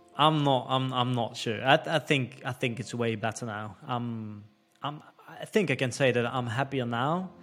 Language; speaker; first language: English; non-native, fluent; Dutch